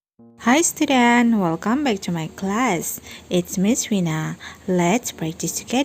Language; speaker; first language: English; non-native, fluent; Indonesian